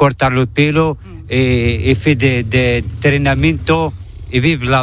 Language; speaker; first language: Spanish; non-native, learner; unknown